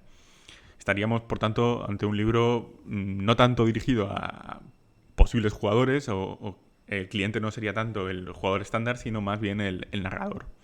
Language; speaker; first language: Spanish; native; Spanish